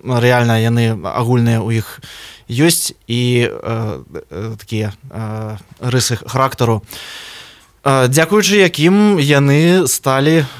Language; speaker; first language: Belarusian; non-native, local second language; Russian